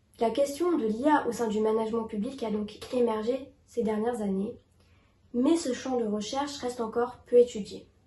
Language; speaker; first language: French; native; French